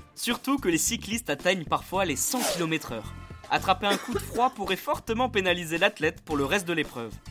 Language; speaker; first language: French; native; French